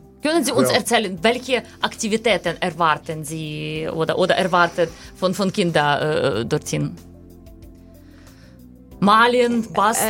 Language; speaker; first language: German; non-native, learner; Ukrainian